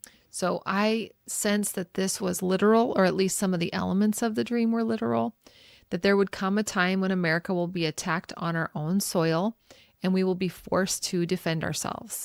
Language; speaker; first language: English; native; English